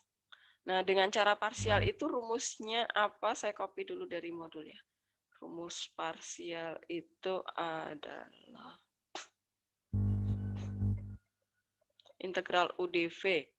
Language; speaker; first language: Indonesian; native; Indonesian